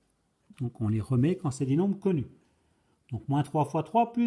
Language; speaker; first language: French; native; French